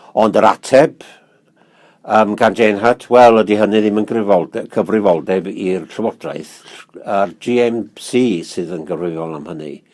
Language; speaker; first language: Welsh; native; Welsh